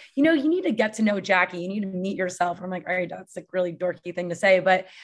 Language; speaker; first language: English; native; English